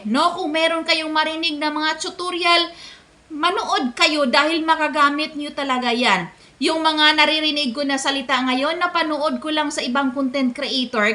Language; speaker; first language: Filipino; non-native, local second language; Cebuano